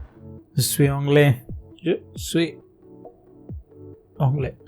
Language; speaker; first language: French; non-native, learner; Hindi